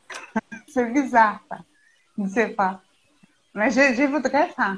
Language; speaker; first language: French; non-native, learner; Portuguese